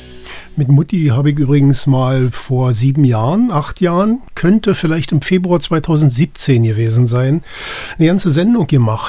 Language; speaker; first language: German; native; German